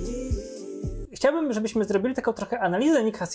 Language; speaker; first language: Polish; native; Polish